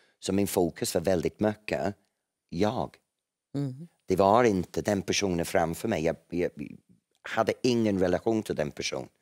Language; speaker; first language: Swedish; non-native, fluent; English